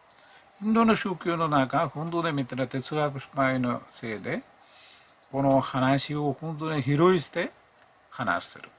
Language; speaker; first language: Japanese; non-native, fluent; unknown